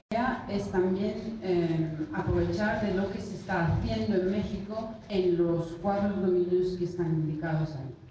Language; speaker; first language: Spanish; non-native, fluent; Italian